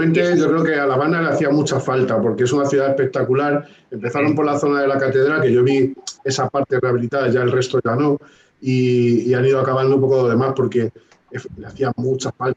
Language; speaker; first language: Spanish; native; Spanish